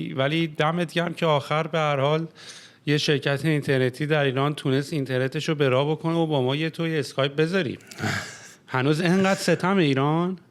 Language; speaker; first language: Persian; early bilingual, heritage; Persian